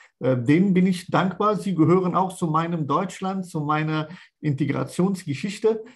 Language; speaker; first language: German; non-native, fluent; Persian